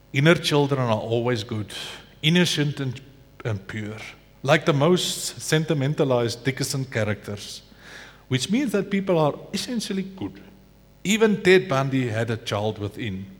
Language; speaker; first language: English; non-native, local second language; Afrikaans